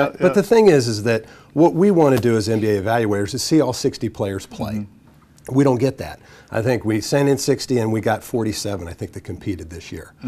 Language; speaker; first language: English; native; English